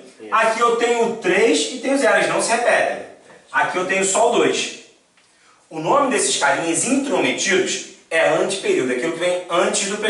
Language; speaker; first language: Portuguese; native; Portuguese